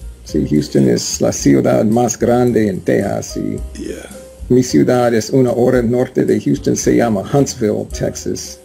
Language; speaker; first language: Spanish; non-native, learner; English